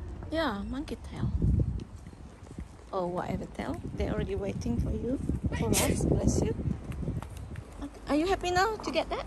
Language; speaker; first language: English; non-native, fluent; Indonesian